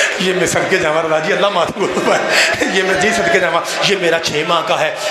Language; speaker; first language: Urdu; non-native, local second language; Punjabi